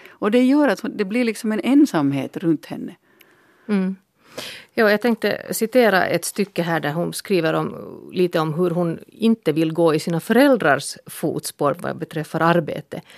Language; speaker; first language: Swedish; native; Swedish